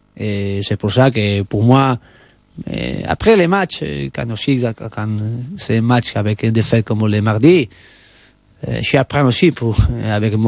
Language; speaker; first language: French; non-native, learner; Spanish